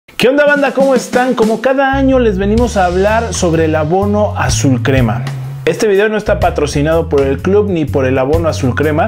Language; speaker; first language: Spanish; native; Spanish